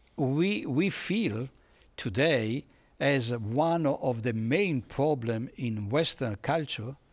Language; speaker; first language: English; non-native, fluent; Italian